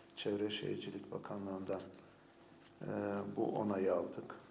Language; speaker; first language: Turkish; native; Turkish